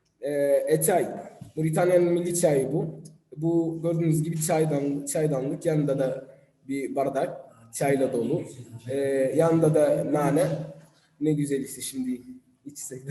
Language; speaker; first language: Turkish; non-native, learner; Arabic